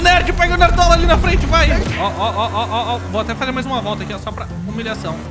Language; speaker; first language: Portuguese; native; Portuguese